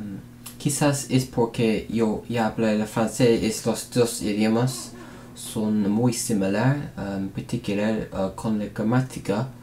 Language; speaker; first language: Spanish; non-native, learner; English